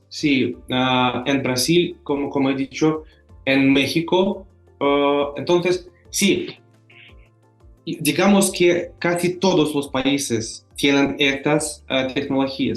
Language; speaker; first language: Spanish; non-native, fluent; Russian